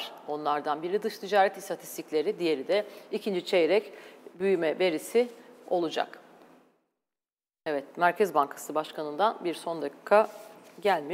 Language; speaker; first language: Turkish; native; Turkish